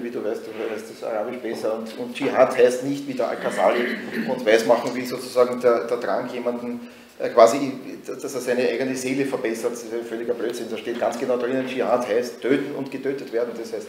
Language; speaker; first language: German; native; German